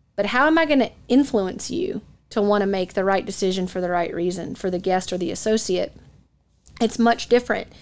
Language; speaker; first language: English; native; English